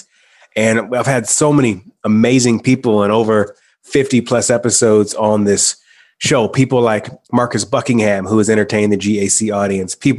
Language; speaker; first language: English; native; English